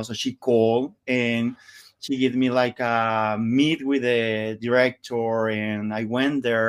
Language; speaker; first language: English; non-native, learner; Spanish